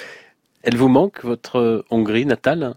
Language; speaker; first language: French; native; French